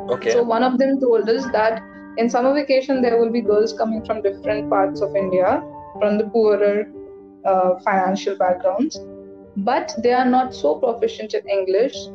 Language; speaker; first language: English; non-native, local second language; Hindi